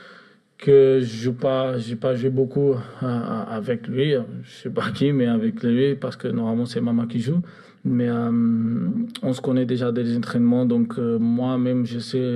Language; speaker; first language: French; non-native, fluent; Portuguese